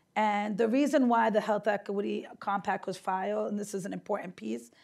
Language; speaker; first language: English; native; English